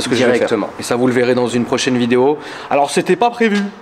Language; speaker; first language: French; native; French